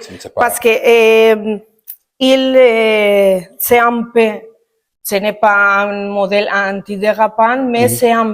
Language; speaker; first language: French; non-native, learner; Spanish